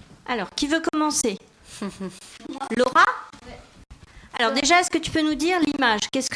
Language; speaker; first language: French; native; French